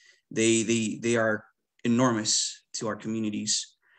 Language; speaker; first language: English; early bilingual, other home language; Spanish